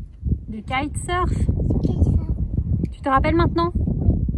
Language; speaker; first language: French; native; French